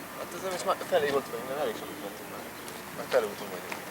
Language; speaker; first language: Hungarian; native; Hungarian